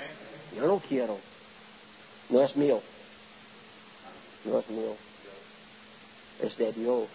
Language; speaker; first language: Spanish; non-native, learner; English